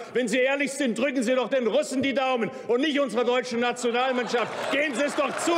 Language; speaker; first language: German; early bilingual, other home language; Turkish